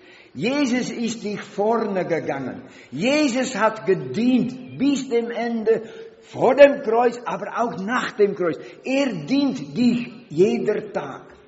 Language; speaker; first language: German; non-native, learner; Dutch